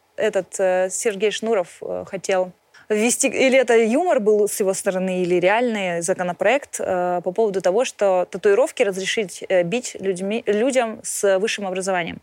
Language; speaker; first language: Russian; native; Russian